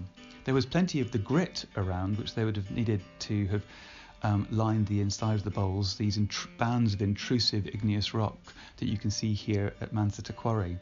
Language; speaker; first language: English; native; English